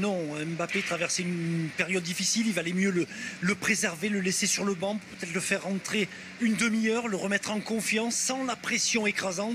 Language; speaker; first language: French; native; French